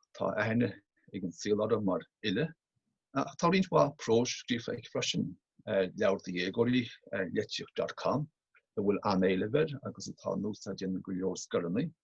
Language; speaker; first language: Irish; native; Irish